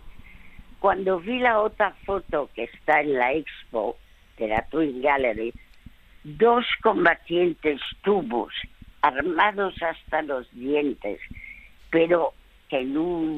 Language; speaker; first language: Spanish; early bilingual, other home language; French